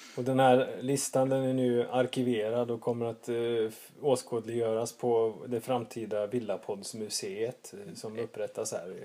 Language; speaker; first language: Swedish; native; Swedish